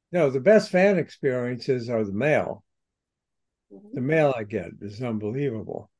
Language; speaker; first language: English; native; English